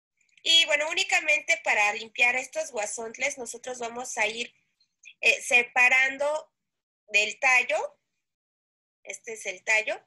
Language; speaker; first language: Spanish; native; Spanish